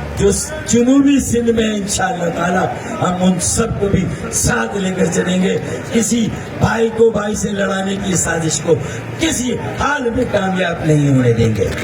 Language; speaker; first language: Urdu; native; Urdu